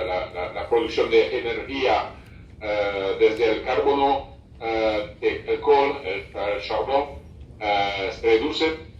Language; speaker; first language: Spanish; non-native, fluent; French